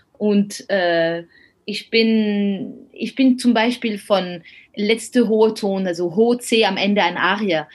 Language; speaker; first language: German; non-native, fluent; French